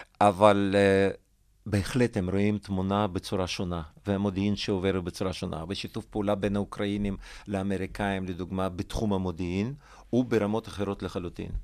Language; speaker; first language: Hebrew; non-native, fluent; Russian